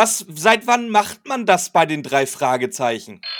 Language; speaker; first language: German; native; German